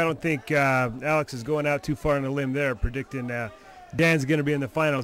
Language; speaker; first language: English; native; English